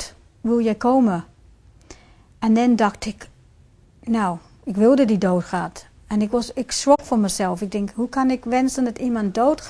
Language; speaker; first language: Dutch; non-native, fluent; English